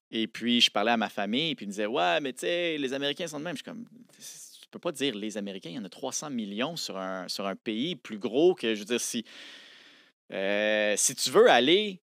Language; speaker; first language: French; native; French